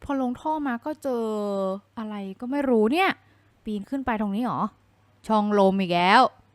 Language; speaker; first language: Thai; native; Thai